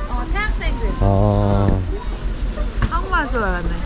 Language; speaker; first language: Korean; non-native, learner; Thai